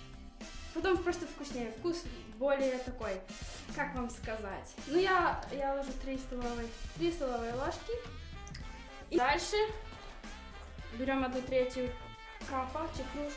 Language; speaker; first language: Russian; early bilingual, heritage; Russian